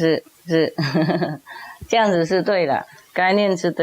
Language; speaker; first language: Chinese; non-native, fluent; Vietnamese